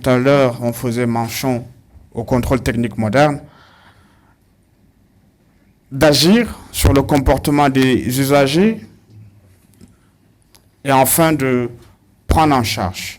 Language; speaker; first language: French; non-native, local second language; Wolof